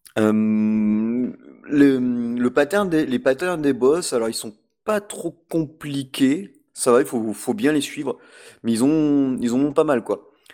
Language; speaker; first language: French; native; French